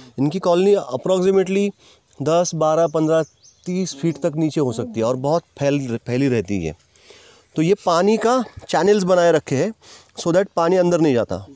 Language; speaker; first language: Hindi; non-native, local second language; Marathi